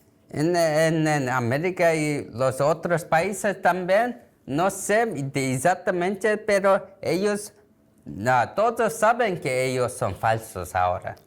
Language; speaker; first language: Spanish; non-native, learner; Korean